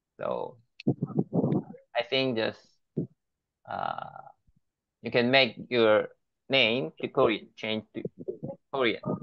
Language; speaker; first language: English; non-native, learner; Korean